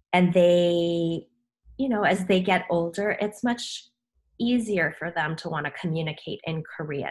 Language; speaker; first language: English; early bilingual, other home language; Korean